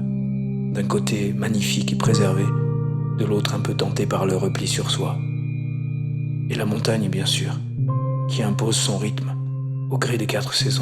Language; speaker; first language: French; native; French